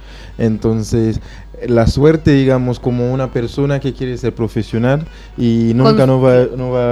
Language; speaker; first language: Spanish; non-native, fluent; Haitian Creole